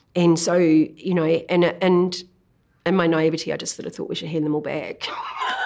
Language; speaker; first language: English; native; English